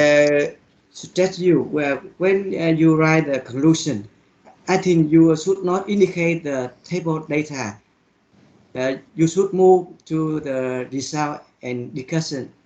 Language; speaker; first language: English; non-native, learner; Vietnamese